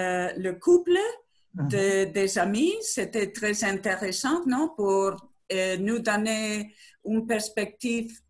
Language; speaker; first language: French; non-native, learner; Spanish